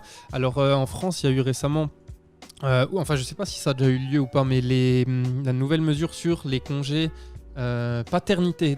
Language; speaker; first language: French; native; French